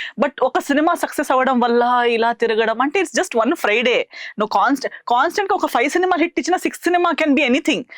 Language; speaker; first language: Telugu; non-native, fluent; Konkani